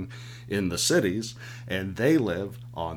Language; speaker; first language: English; native; English